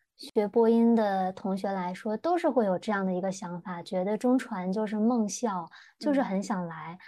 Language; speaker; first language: Chinese; native; Chinese